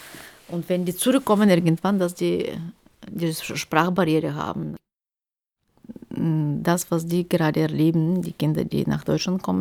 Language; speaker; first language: German; non-native, fluent; Turkish